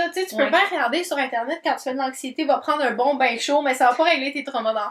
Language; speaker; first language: French; native; French